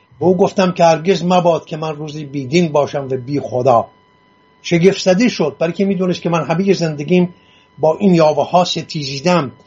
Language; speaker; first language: Persian; non-native, local second language; Assyrian Neo-Aramaic